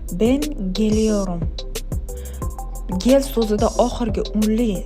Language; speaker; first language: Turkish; non-native, learner; Uzbek